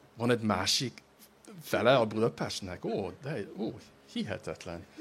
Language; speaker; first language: Hungarian; non-native, fluent; English